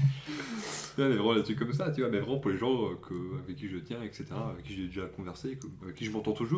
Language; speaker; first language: French; native; French